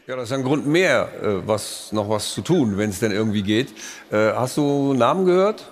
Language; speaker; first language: German; native; German